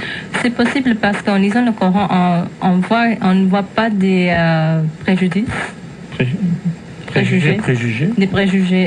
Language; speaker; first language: French; non-native, fluent; English